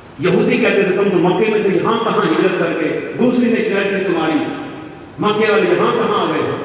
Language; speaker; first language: Urdu; non-native, local second language; Punjabi